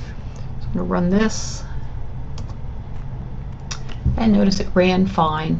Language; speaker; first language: English; native; English